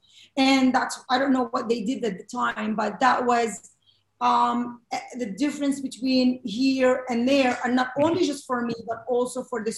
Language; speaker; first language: English; non-native, fluent; Arabic